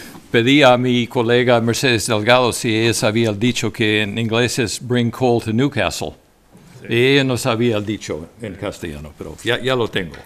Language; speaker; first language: Spanish; non-native, fluent; English